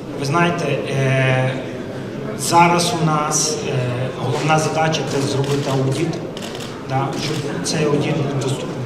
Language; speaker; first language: Ukrainian; non-native, local second language; Russian